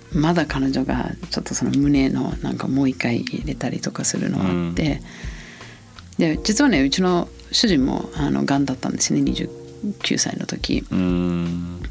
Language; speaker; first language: Japanese; non-native, fluent; English